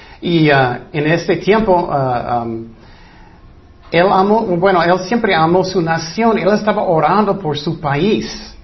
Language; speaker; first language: Spanish; non-native, fluent; English